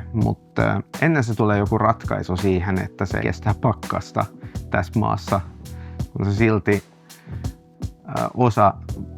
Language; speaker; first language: Finnish; non-native, local second language; Swedish